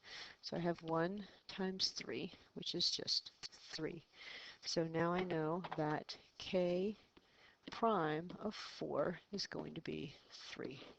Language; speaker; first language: English; native; English